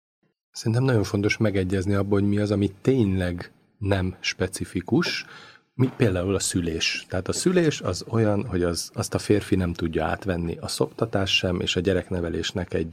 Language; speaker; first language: Hungarian; native; Hungarian